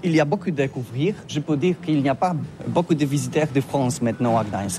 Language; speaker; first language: French; non-native, learner; Polish